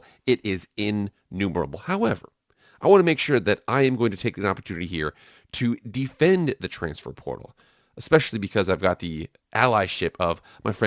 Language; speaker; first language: English; native; English